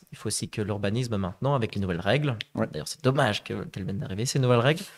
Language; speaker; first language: French; native; French